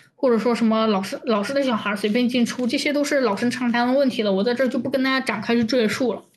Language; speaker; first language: Chinese; native; Chinese